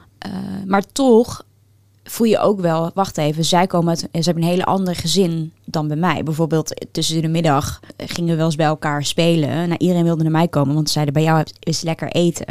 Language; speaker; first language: Dutch; early bilingual, other home language; Turkish